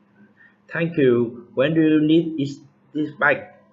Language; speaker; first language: English; non-native, learner; Vietnamese